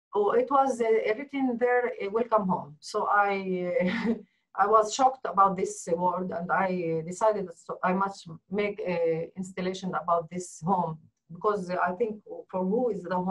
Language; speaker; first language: English; non-native, learner; Arabic